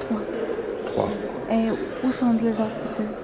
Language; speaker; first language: French; non-native, fluent; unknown